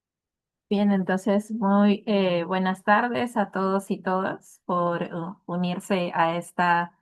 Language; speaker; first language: Spanish; native; Spanish